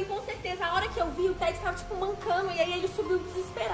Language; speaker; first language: Portuguese; native; Portuguese